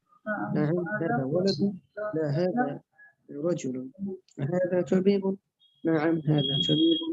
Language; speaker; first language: Arabic; non-native, learner; Bangla